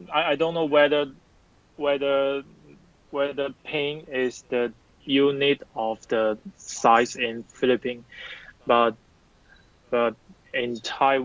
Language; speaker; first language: English; non-native, learner; Chinese